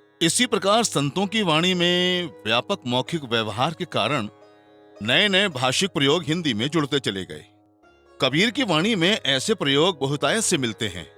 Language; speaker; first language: Hindi; native; Hindi